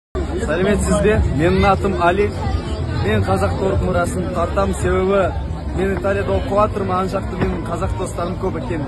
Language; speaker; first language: Kazakh; non-native, learner; Azerbaijani